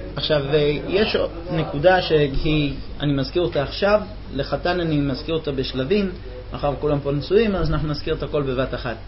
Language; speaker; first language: Hebrew; non-native, fluent; English